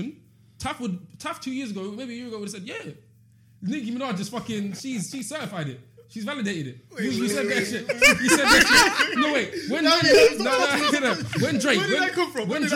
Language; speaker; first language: English; native; English